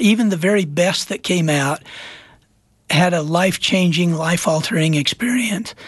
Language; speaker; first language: English; native; English